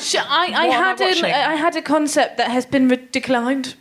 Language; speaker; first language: English; native; English